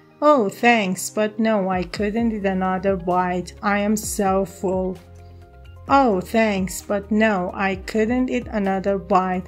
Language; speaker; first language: English; non-native, fluent; Persian